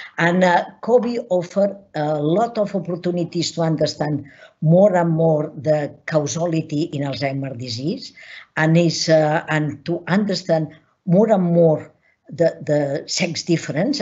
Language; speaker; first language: English; non-native, learner; Catalan